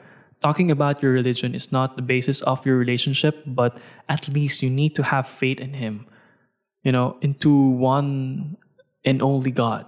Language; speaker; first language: English; non-native, local second language; Filipino